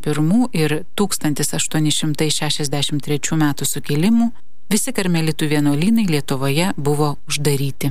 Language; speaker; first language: Lithuanian; native; Lithuanian